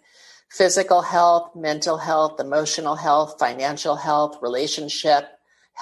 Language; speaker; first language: English; native; English